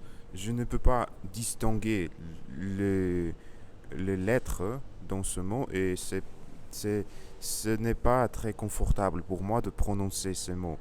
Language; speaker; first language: French; non-native, learner; Russian